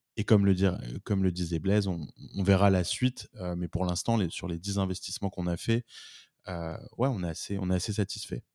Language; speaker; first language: French; native; French